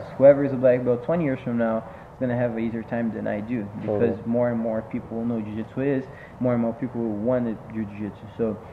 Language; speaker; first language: English; non-native, fluent; Portuguese